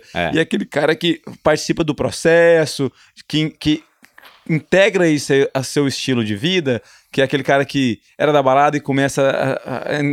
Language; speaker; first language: Portuguese; native; Portuguese